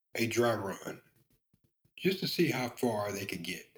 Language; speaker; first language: English; native; English